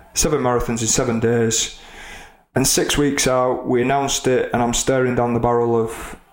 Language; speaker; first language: English; native; English